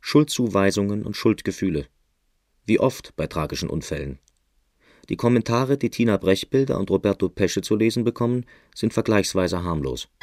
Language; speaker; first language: German; native; German